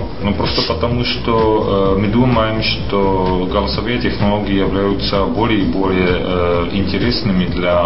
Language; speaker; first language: Russian; non-native, fluent; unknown